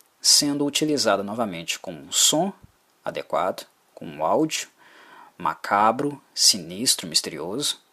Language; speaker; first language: Portuguese; native; Portuguese